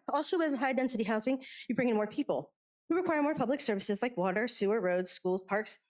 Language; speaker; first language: English; native; English